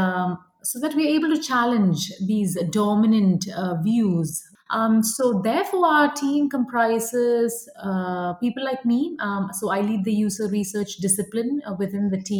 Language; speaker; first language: English; non-native, local second language; Malayalam